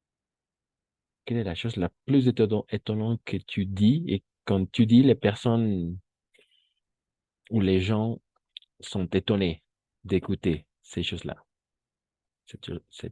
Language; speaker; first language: French; non-native, fluent; Spanish